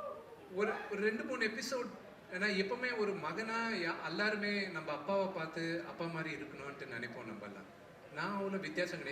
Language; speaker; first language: Tamil; non-native, local second language; Telugu